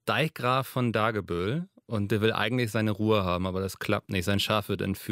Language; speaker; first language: German; native; German